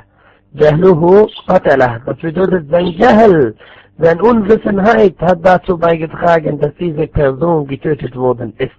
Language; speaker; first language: German; non-native, fluent; Arabic